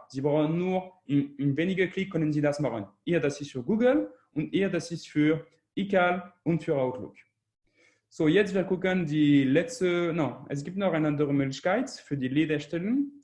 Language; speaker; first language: German; non-native, learner; French